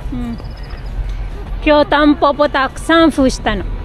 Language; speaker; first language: Japanese; non-native, fluent; Filipino